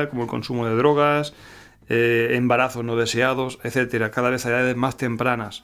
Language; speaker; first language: Spanish; native; Spanish